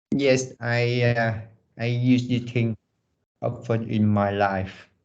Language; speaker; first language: English; non-native, learner; Vietnamese